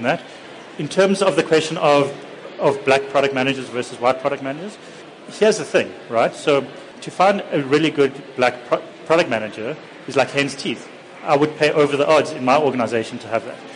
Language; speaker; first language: English; native; English